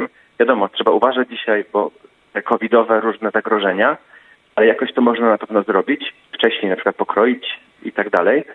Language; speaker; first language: Polish; native; Polish